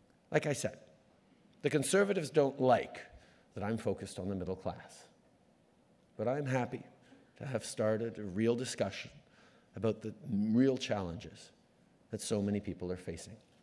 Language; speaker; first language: English; native; English